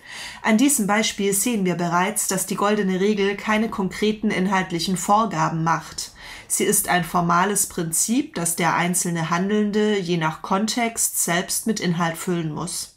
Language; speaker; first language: German; native; German